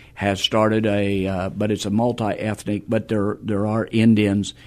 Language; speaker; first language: English; native; English